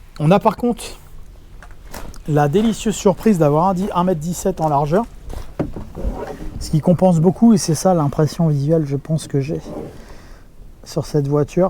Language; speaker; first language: French; native; French